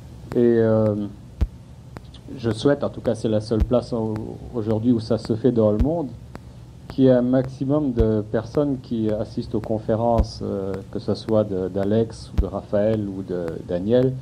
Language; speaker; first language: French; native; French